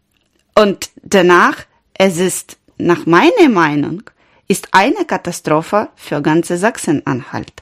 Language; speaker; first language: German; non-native, learner; Ukrainian